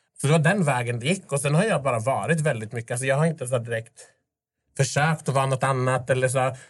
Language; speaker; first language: Swedish; early bilingual, other home language; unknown